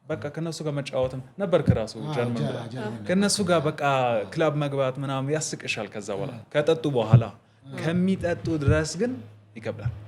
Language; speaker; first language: Amharic; early bilingual, heritage; Amharic